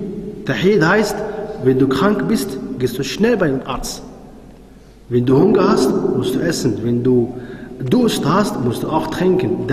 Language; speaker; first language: German; non-native, fluent; Arabic